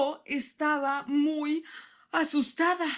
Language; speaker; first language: Spanish; non-native, learner; English